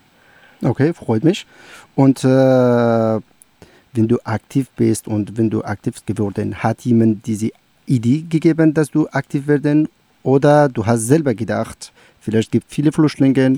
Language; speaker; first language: German; non-native, learner; Persian